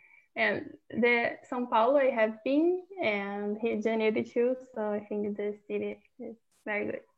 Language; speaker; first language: English; non-native, learner; Portuguese